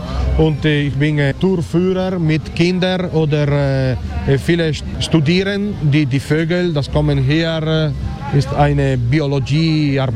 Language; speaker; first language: German; non-native, learner; Italian